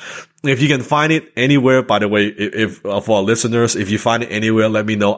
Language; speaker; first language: English; non-native, local second language; Cantonese